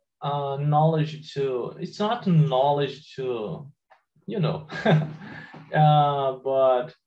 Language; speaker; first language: English; non-native, learner; Portuguese